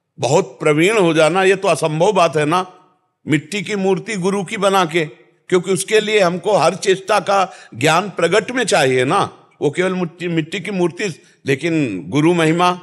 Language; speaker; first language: Hindi; native; Hindi